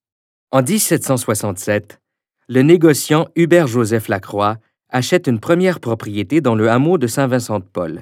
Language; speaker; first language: French; native; French